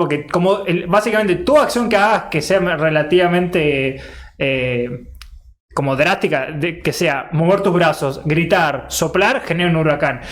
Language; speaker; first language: Spanish; native; Spanish